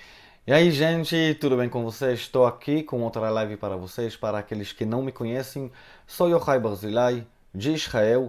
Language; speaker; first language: Portuguese; non-native, fluent; Hebrew